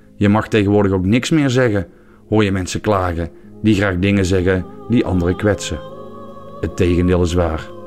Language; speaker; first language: Dutch; native; Dutch